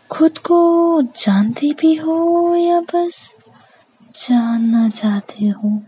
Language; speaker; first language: Hindi; native; Hindi